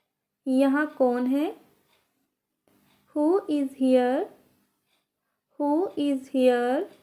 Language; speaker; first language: English; non-native, local second language; Hindi